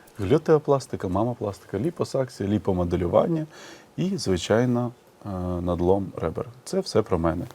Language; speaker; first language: Ukrainian; native; Ukrainian